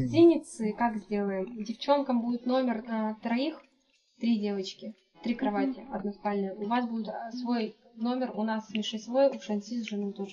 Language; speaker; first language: Russian; native; Russian